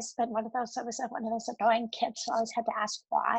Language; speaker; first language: English; native; English